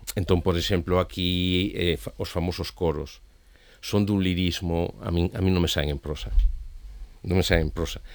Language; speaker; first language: Galician; native; Galician